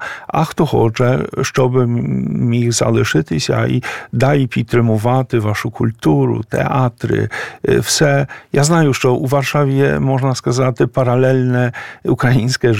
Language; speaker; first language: Ukrainian; non-native, fluent; Polish